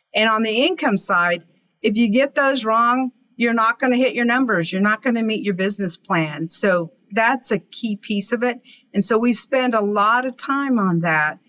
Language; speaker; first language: English; native; English